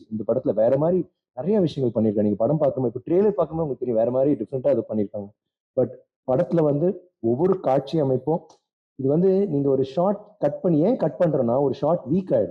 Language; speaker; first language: Tamil; native; Tamil